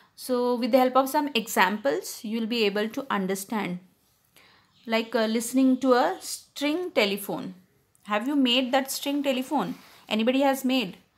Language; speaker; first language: English; non-native, local second language; Hindi